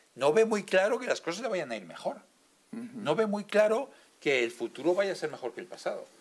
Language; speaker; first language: Spanish; native; Spanish